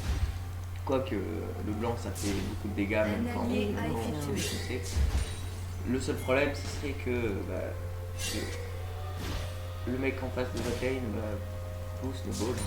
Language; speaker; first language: French; native; French